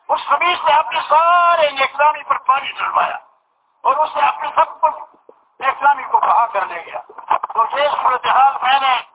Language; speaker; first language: Urdu; non-native, local second language; Pashto